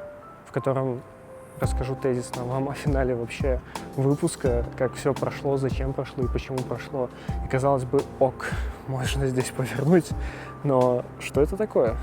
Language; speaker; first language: Russian; native; Russian